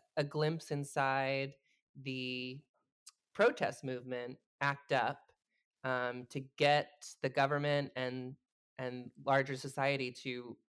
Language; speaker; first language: English; native; English